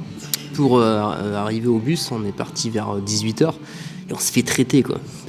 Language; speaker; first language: French; native; French